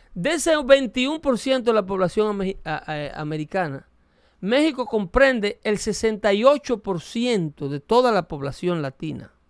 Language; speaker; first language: Spanish; native; Spanish